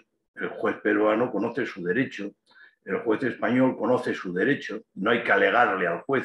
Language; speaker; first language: Spanish; native; Spanish